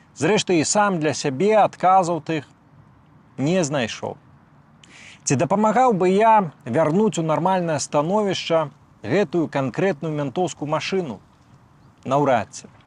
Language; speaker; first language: Belarusian; native; Belarusian